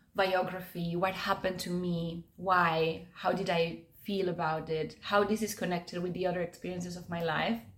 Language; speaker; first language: English; non-native, fluent; Spanish